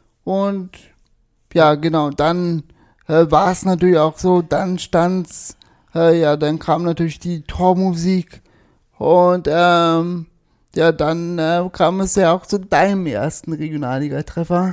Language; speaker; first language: German; native; German